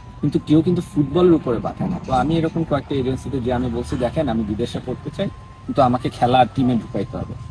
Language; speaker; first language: Bangla; early bilingual, heritage; Bangla